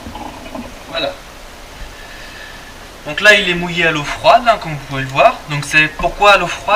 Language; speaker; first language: French; native; French